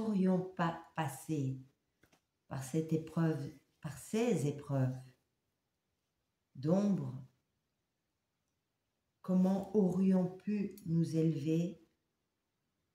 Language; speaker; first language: French; native; French